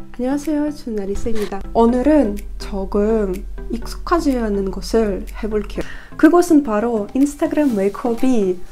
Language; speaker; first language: Korean; non-native, learner; Russian